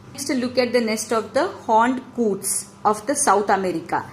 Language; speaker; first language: English; non-native, local second language; Kannada